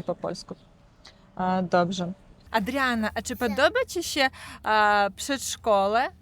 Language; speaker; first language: Polish; non-native, learner; Russian